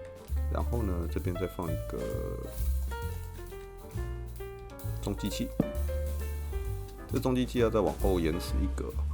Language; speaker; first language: Chinese; native; Chinese